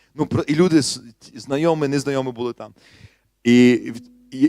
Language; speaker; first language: Ukrainian; non-native, fluent; English